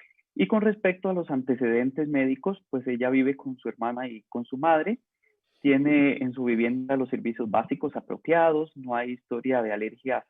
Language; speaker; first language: Spanish; native; Spanish